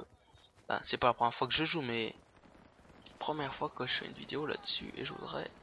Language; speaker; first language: French; native; French